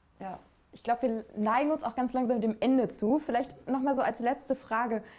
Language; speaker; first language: German; native; German